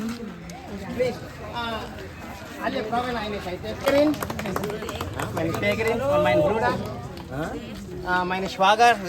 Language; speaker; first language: German; non-native, learner; Telugu